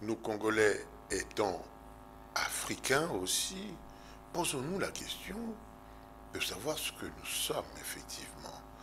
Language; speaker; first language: French; non-native, local second language; Lingala